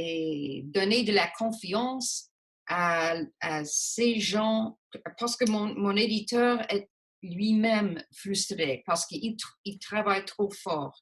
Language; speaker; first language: French; non-native, local second language; English